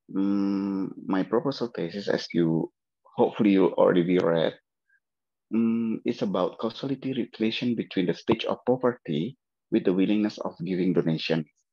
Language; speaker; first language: English; non-native, fluent; Indonesian